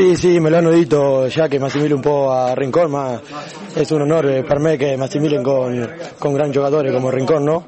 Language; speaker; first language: Italian; non-native, learner; Spanish